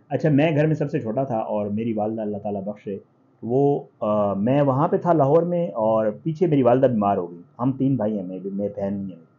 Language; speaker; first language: Urdu; non-native, local second language; Saraiki